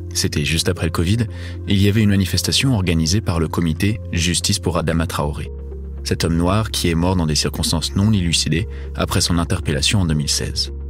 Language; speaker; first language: French; non-native, fluent; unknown